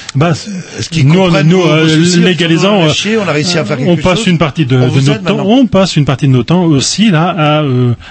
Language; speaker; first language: French; native; French